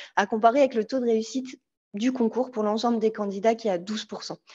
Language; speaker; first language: French; native; French